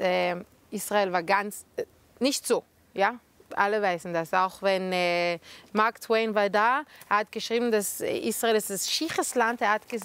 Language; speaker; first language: German; non-native, fluent; Hebrew